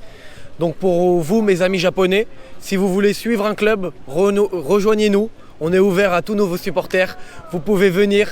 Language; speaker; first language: French; native; French